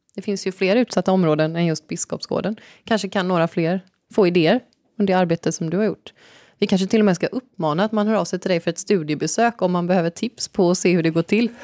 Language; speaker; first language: Swedish; native; Swedish